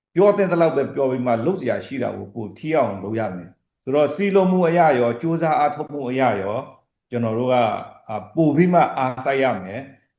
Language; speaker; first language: Burmese; native; Burmese